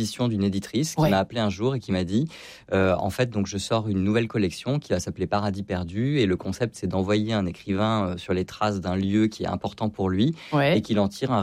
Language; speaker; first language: French; native; French